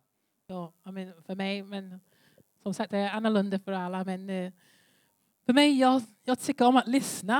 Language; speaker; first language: Swedish; non-native, learner; English